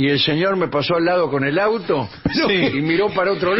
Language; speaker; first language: Spanish; native; Spanish